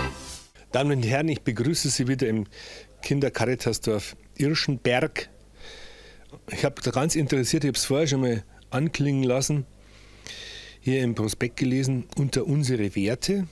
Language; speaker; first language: German; native; German